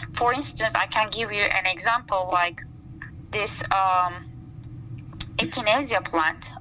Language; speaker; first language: English; non-native, fluent; Turkish